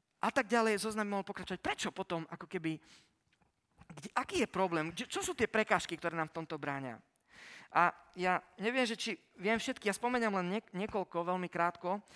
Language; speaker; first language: Slovak; early bilingual, heritage; Slovak